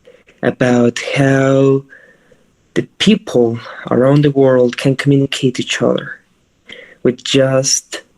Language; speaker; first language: English; non-native, fluent; Spanish